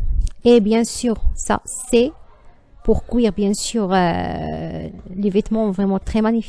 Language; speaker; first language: French; non-native, learner; Arabic